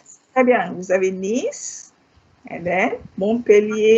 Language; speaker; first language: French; non-native, fluent; Malay